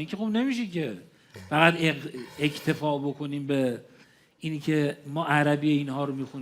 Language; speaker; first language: Persian; native; Persian